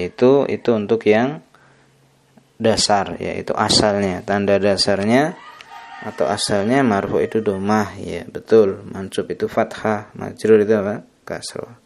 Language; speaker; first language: Indonesian; native; Indonesian